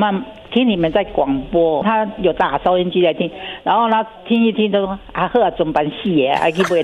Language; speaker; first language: Chinese; non-native, local second language; Min Nan Chinese